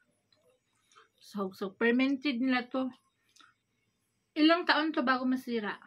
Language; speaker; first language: Filipino; non-native, local second language; Cebuano